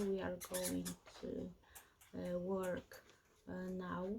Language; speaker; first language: English; non-native, learner; Polish